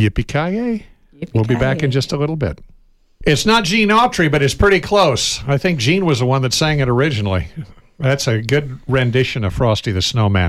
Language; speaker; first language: English; native; English